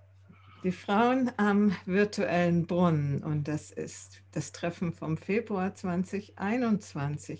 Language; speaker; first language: German; native; German